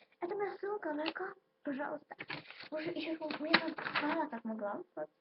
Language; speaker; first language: Russian; non-native, local second language; Ukrainian